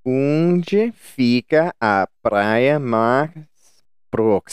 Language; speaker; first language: Portuguese; non-native, learner; English